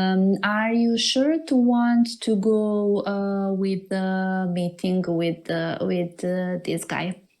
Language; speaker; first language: English; non-native, learner; Serbian